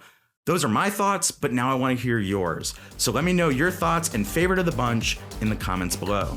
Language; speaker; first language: English; native; English